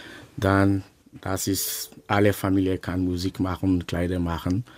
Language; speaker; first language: German; non-native, learner; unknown